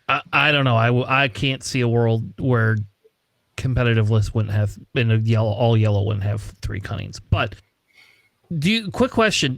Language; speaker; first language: English; native; English